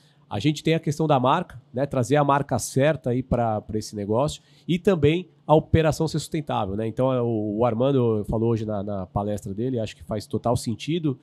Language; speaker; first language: Portuguese; native; Portuguese